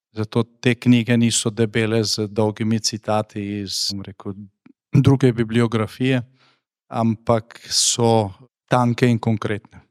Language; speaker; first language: Slovenian; native; Slovenian